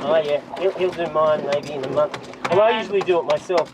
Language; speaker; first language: English; native; English